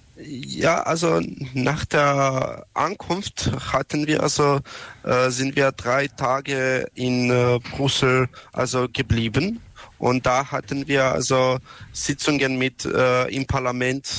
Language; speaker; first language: German; non-native, learner; Serbian